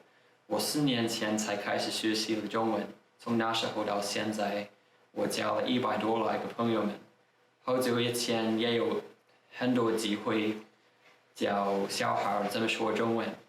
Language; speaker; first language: Chinese; non-native, fluent; English